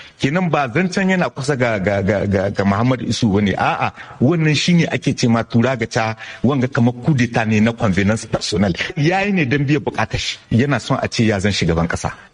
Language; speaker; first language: Hausa; native; Hausa